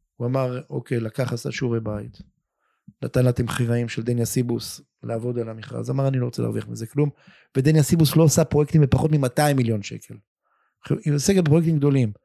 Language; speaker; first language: Hebrew; native; Hebrew